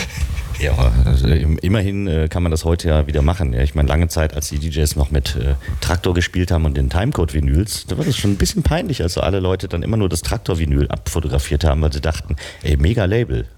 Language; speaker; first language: German; native; German